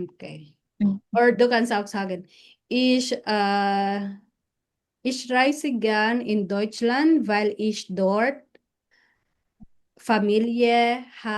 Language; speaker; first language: German; non-native, fluent; Filipino